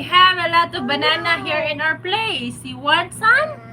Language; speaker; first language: English; non-native, local second language; Cebuano